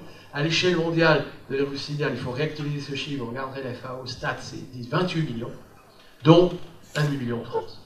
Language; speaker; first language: French; native; French